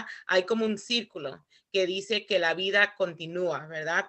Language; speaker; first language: Spanish; early bilingual, heritage; Spanish